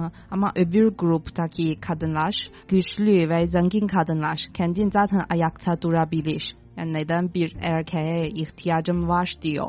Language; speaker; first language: Turkish; non-native, fluent; Chinese